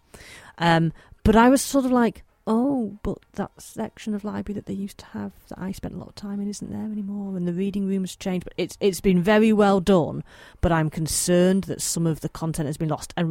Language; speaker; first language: English; native; English